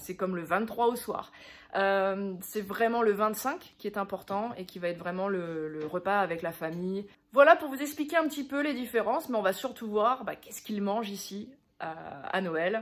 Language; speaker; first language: French; native; French